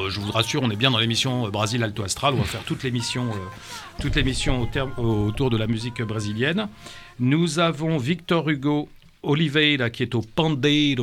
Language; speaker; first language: French; native; French